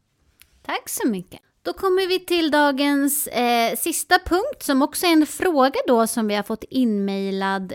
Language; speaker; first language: Swedish; native; Swedish